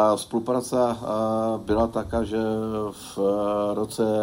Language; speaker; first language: Polish; non-native, learner; Czech